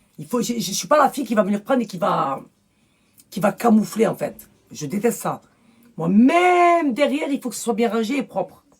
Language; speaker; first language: French; early bilingual, other home language; Arabic